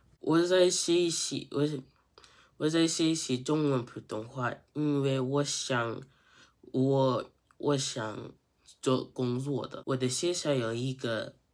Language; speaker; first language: Chinese; non-native, learner; English